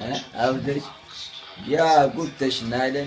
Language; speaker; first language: German; non-native, learner; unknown